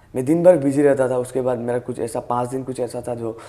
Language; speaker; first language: Hindi; native; Hindi